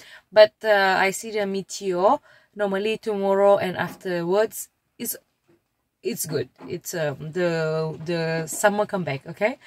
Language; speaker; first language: English; non-native, local second language; Malay